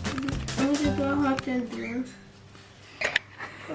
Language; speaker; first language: Dutch; non-native, learner; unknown